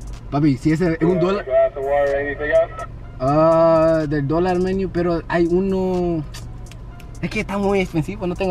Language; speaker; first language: Spanish; early bilingual, heritage; Spanish